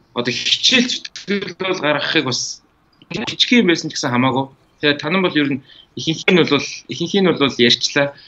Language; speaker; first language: Mongolian; native; Mongolian